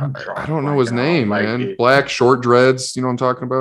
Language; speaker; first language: English; native; English